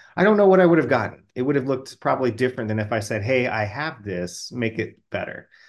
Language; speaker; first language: English; native; English